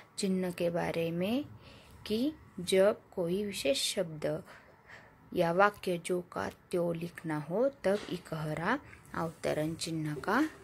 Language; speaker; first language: Hindi; non-native, local second language; Marathi